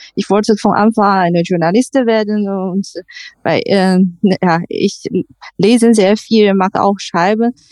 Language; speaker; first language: German; non-native, learner; Chinese